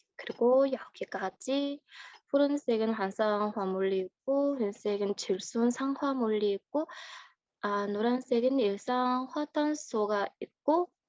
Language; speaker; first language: Korean; non-native, learner; Mongolian